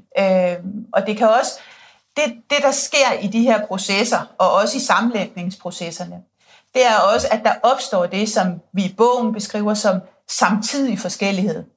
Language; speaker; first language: Danish; native; Danish